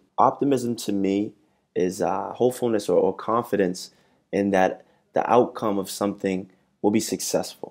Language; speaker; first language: English; native; English